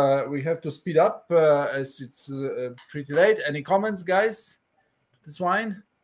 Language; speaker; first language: English; non-native, fluent; Polish